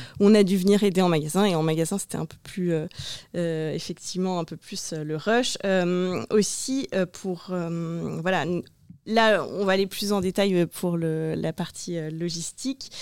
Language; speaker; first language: French; native; French